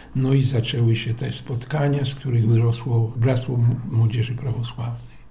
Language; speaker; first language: Polish; non-native, local second language; Belarusian